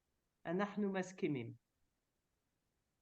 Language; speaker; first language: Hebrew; non-native, learner; French